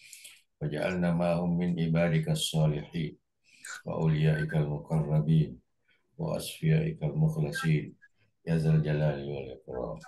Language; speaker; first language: Arabic; non-native, fluent; Indonesian